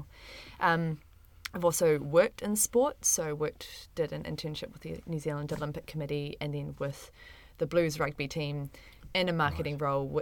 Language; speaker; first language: English; native; English